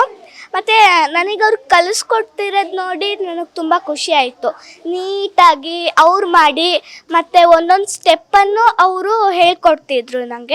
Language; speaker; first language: Kannada; native; Kannada